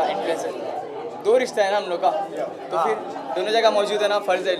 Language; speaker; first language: Hindi; native; Hindi